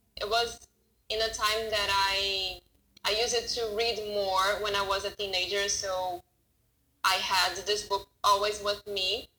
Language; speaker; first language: English; non-native, fluent; Portuguese